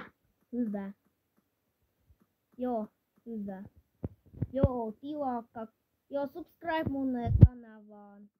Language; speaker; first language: Finnish; non-native, learner; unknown